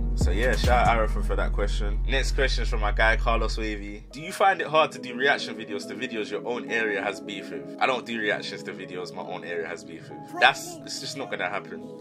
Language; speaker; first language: English; native; English